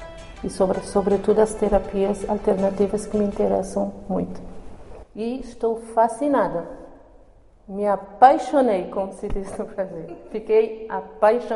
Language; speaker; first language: Portuguese; non-native, local second language; Kabuverdianu